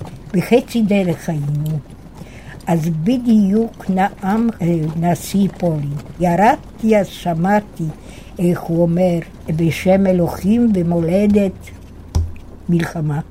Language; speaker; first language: Hebrew; non-native, fluent; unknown